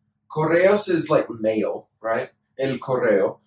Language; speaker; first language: English; native; English